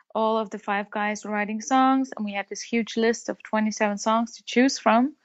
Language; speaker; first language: English; non-native, fluent; Dutch